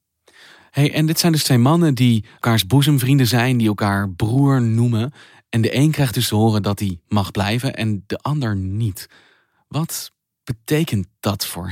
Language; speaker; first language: Dutch; native; Dutch